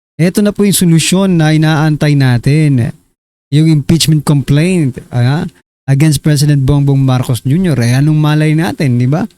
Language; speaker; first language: Filipino; native; Filipino